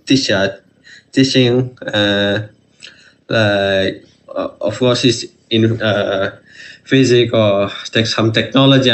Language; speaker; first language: English; non-native, fluent; Malay